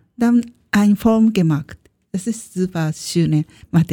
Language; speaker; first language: German; non-native, learner; Japanese